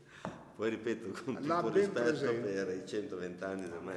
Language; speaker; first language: Italian; native; Italian